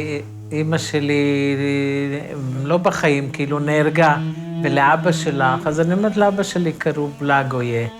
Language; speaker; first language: Hebrew; early bilingual, other home language; Romany